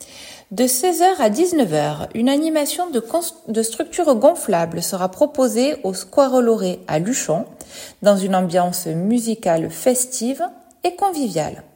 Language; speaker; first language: French; native; French